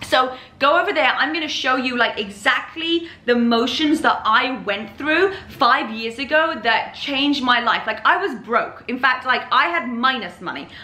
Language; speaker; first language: English; native; English